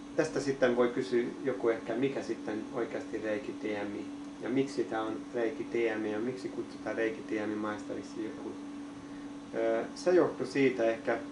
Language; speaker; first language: Finnish; non-native, learner; Hungarian